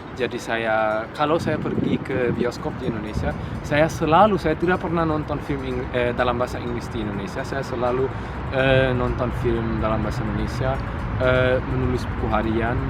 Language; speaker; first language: Indonesian; non-native, fluent; Italian